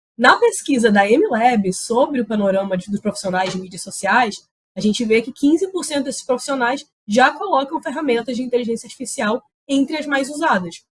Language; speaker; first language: Portuguese; native; Portuguese